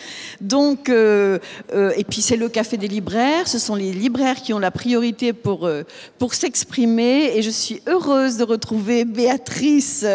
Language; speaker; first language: French; native; French